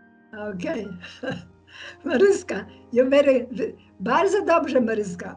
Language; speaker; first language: Polish; native; Polish